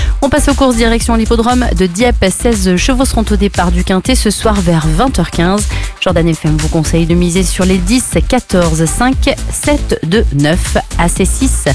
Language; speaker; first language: French; native; French